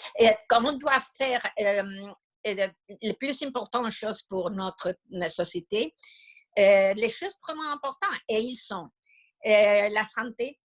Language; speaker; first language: French; non-native, fluent; Spanish